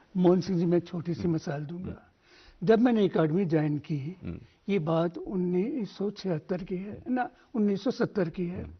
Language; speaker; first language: Hindi; non-native, local second language; Dogri